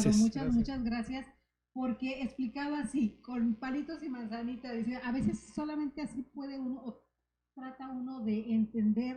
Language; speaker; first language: Spanish; native; Spanish